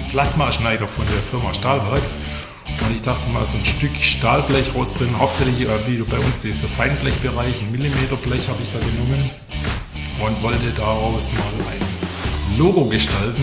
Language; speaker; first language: German; native; German